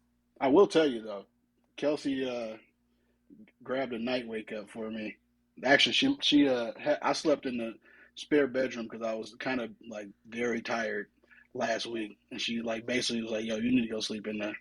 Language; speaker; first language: English; native; English